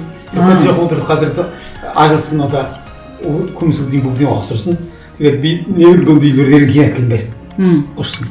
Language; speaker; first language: Mongolian; non-native, local second language; Kazakh